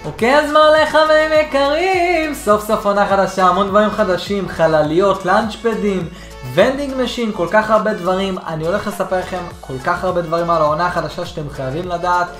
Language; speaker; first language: Hebrew; native; Hebrew